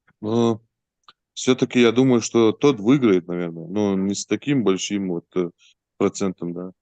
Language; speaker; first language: Russian; native; Russian